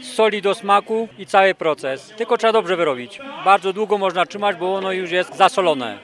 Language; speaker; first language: Polish; native; Polish